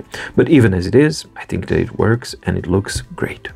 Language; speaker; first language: English; non-native, fluent; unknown